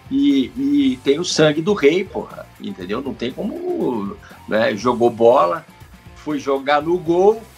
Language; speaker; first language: Portuguese; native; Portuguese